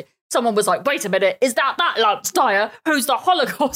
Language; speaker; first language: English; native; English